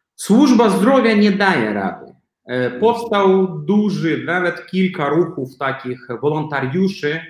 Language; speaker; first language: Polish; non-native, fluent; Belarusian